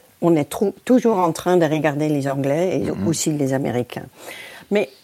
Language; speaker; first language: French; non-native, fluent; Dutch